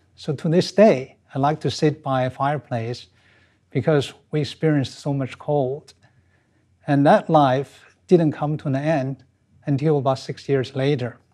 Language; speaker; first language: English; non-native, fluent; Chinese